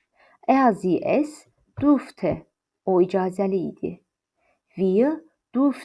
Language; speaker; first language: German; non-native, fluent; Azerbaijani